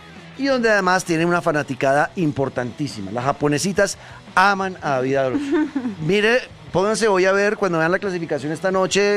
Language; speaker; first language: Spanish; native; Spanish